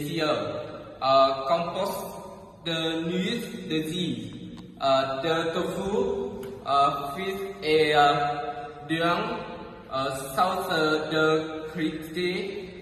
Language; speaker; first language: French; non-native, learner; Vietnamese